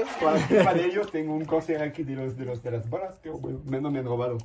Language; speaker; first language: Spanish; native; Spanish